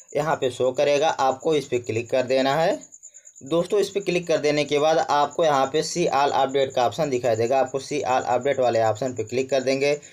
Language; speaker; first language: Hindi; native; Hindi